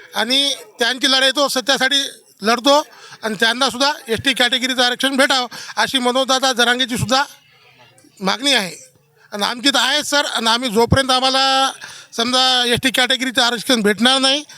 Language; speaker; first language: Marathi; non-native, local second language; Lambadi